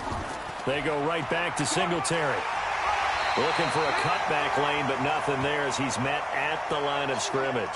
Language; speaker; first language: English; native; English